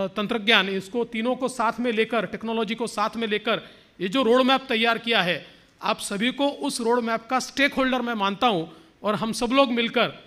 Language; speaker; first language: Hindi; non-native, local second language; Marathi